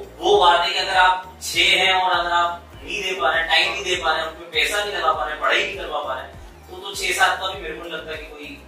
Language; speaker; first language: Hindi; native; Hindi